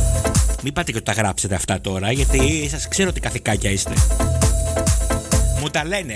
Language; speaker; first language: Greek; native; Greek